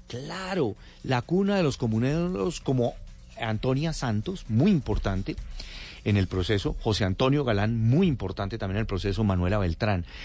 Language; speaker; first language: Spanish; native; Spanish